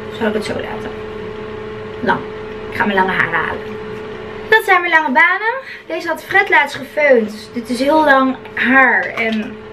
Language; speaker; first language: Dutch; native; Dutch